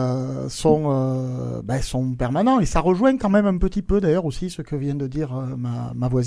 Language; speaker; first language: French; native; French